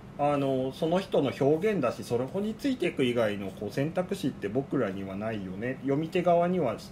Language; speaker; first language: Japanese; native; Japanese